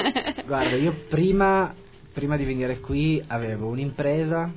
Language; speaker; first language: Italian; non-native, fluent; Spanish